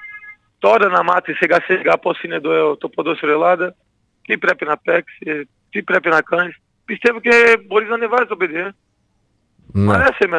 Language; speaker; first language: Greek; non-native, learner; Portuguese